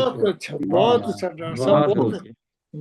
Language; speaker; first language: Hindi; non-native, local second language; Punjabi